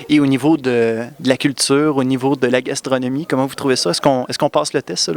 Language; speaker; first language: French; native; French